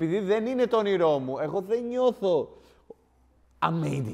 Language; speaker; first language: Greek; native; Greek